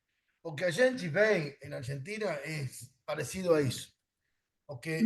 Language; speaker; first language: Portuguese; non-native, learner; Spanish